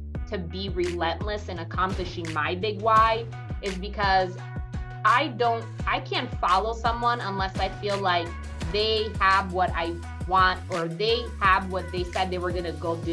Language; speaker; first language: English; non-native, fluent; Italian